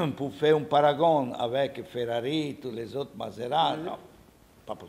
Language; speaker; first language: French; non-native, learner; Italian